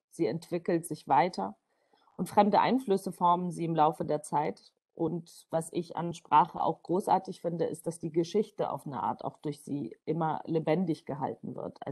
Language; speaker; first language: German; non-native, fluent; Georgian